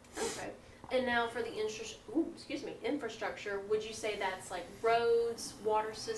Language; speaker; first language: English; native; English